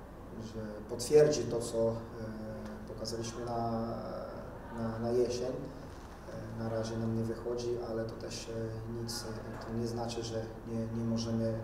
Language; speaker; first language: Polish; non-native, fluent; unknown